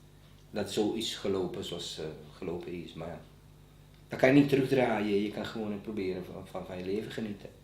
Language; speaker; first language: Dutch; non-native, fluent; Bosnian